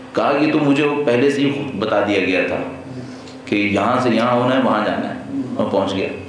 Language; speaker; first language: Urdu; native; Urdu